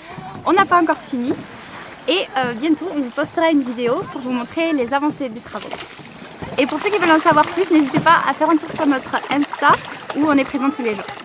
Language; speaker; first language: French; native; French